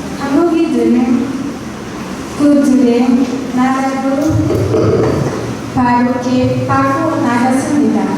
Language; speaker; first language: Korean; non-native, learner; Portuguese